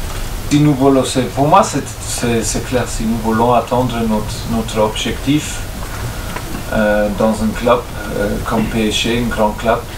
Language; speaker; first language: French; non-native, fluent; German